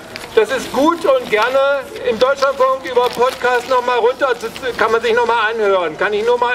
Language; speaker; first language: German; native; German